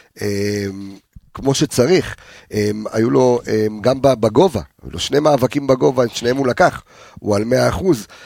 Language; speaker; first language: Hebrew; native; Hebrew